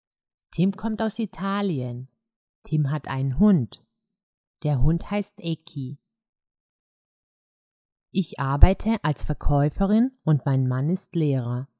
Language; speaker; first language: German; non-native, fluent; Croatian